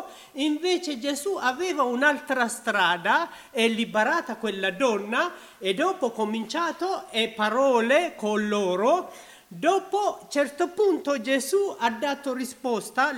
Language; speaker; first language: Italian; non-native, learner; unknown